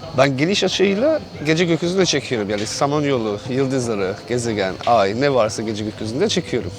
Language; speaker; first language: Turkish; non-native, fluent; English